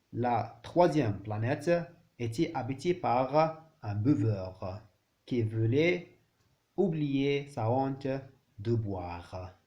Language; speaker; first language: French; non-native, learner; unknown